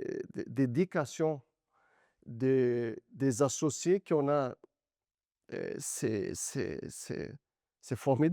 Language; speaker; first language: French; non-native, learner; Portuguese